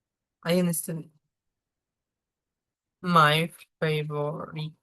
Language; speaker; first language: English; non-native, fluent; Spanish